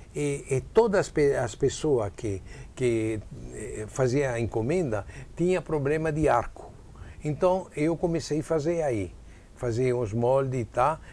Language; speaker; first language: Portuguese; non-native, fluent; Italian